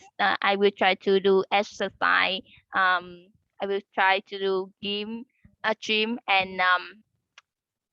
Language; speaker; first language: English; non-native, learner; Vietnamese